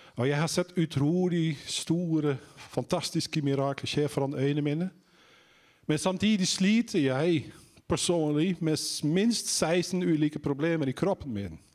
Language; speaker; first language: Norwegian; non-native, fluent; Dutch